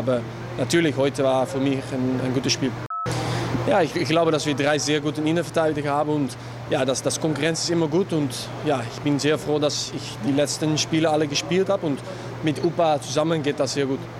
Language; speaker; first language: German; non-native, learner; Dutch